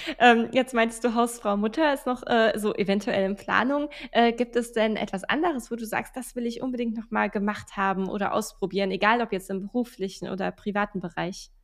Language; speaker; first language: German; native; German